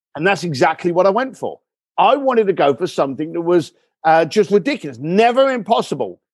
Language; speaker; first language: English; native; English